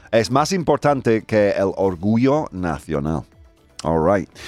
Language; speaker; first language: Spanish; non-native, fluent; English